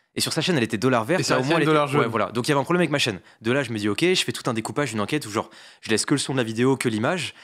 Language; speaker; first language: French; native; French